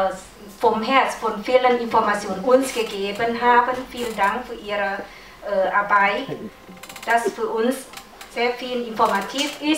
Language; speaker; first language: German; non-native, learner; Lao